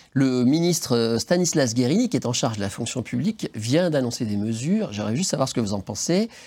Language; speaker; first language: French; native; French